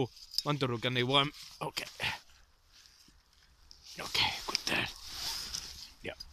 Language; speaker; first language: Welsh; non-native, learner; English